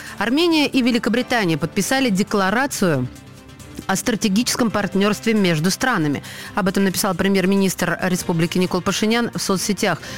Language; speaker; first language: Russian; native; Russian